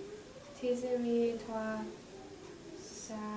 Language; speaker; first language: French; non-native, learner; English